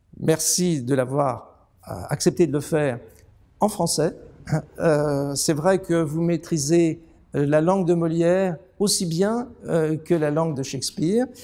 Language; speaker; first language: French; native; French